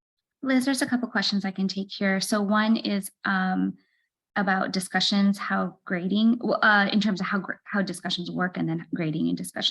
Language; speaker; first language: English; native; English